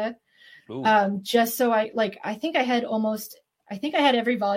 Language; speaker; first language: English; native; English